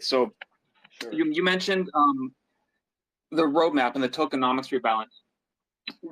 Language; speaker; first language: English; native; English